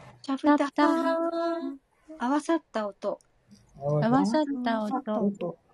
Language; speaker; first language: Japanese; native; Japanese